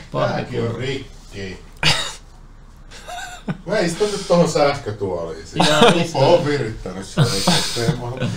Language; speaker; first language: Finnish; native; Finnish